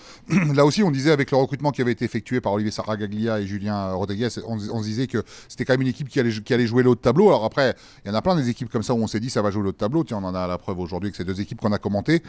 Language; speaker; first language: French; native; French